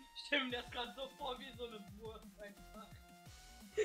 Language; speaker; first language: German; native; German